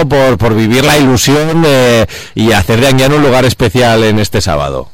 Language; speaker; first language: Spanish; native; Spanish